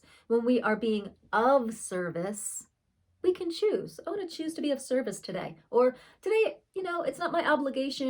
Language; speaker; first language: English; native; English